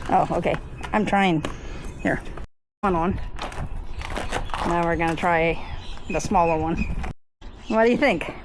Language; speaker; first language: English; native; English